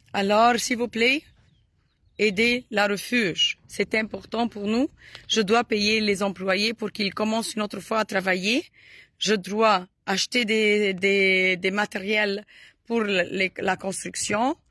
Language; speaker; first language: French; non-native, learner; Arabic